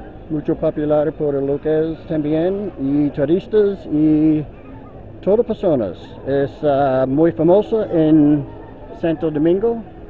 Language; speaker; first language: Spanish; non-native, learner; English